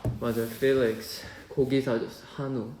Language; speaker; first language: Korean; non-native, fluent; Chinese